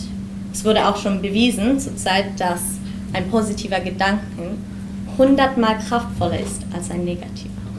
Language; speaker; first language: German; early bilingual, heritage; German